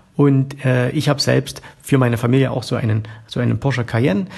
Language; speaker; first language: German; native; German